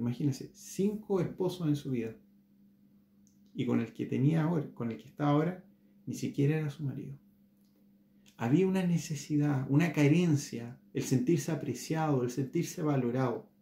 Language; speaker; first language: Spanish; native; Spanish